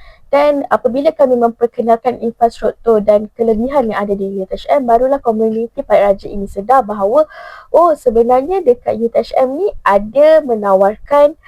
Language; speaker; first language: Malay; native; Malay